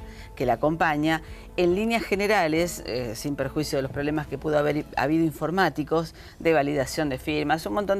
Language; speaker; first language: Spanish; native; Spanish